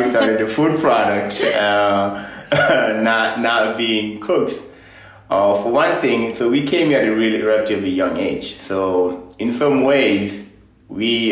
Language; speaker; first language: English; non-native, fluent; Fula